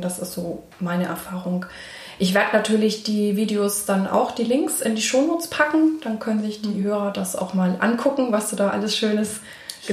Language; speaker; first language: German; native; German